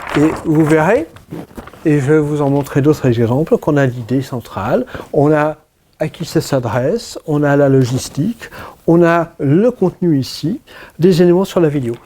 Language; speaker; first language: French; early bilingual, other home language; English